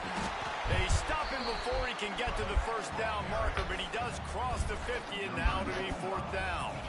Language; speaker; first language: English; native; English